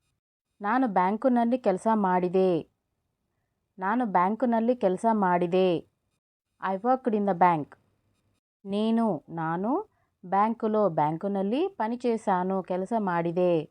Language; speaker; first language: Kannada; non-native, fluent; Telugu